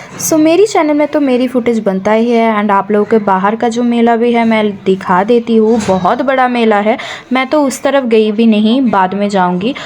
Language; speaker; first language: Hindi; non-native, local second language; Bangla